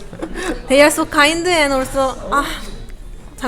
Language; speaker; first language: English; non-native, learner; Korean